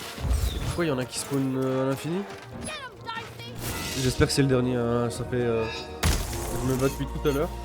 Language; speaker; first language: French; native; French